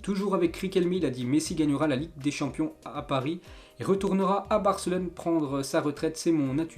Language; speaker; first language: French; native; French